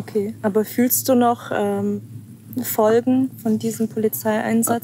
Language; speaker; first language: German; native; German